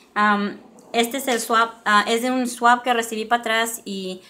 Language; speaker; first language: Spanish; early bilingual, other home language; English